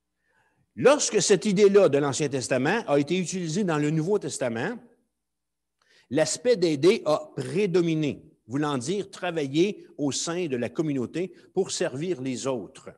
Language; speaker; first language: French; native; French